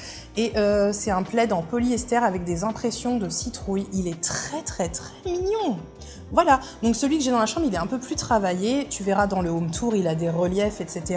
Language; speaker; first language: French; native; French